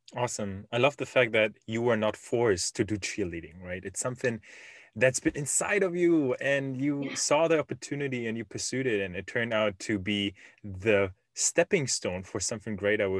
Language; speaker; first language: English; non-native, fluent; German